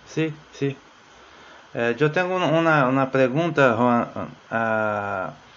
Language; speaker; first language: Portuguese; non-native, learner; Spanish